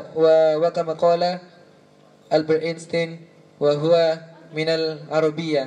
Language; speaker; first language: Arabic; non-native, learner; Indonesian